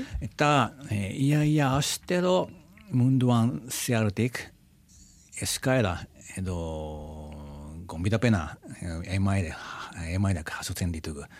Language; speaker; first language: Basque; non-native, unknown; Japanese